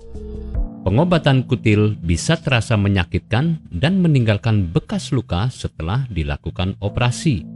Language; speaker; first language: Indonesian; native; Indonesian